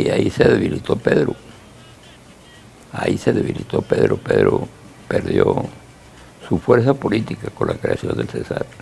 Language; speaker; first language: Spanish; native; Spanish